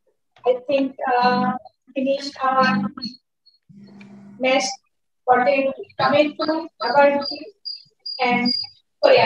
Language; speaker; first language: English; non-native, learner; Bangla